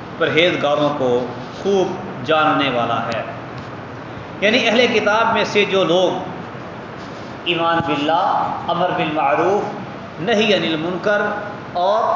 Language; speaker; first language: Urdu; non-native, local second language; Punjabi